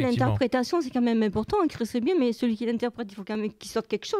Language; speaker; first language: French; native; French